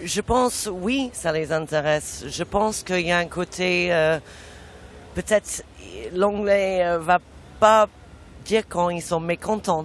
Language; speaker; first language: French; non-native, fluent; English